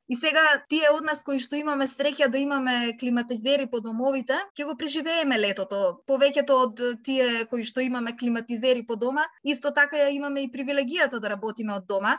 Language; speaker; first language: Macedonian; native; Macedonian